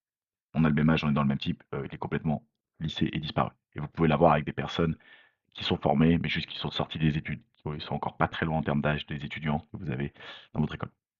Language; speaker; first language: French; native; French